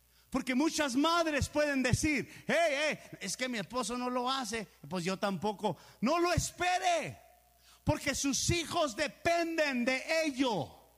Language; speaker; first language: Spanish; early bilingual, heritage; Spanish